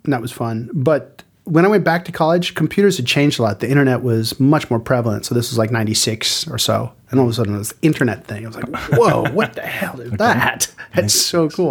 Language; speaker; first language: English; native; English